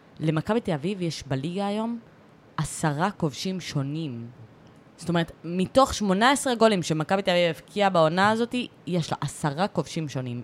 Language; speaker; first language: Hebrew; native; Hebrew